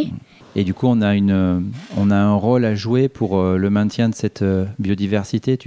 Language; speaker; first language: French; native; French